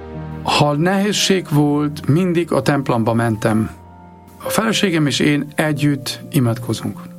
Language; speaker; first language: Hungarian; non-native, fluent; German